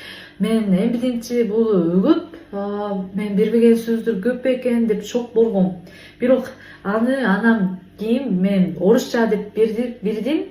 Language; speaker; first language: Kyrgyz; non-native, fluent; Japanese